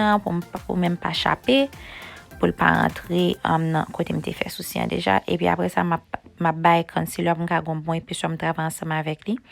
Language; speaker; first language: French; non-native, learner; Haitian Creole